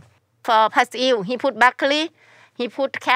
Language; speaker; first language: English; non-native, learner; Thai